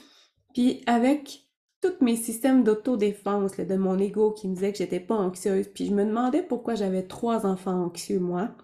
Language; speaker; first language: French; native; French